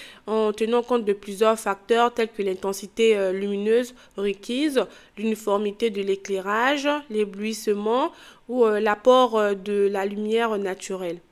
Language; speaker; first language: French; native; French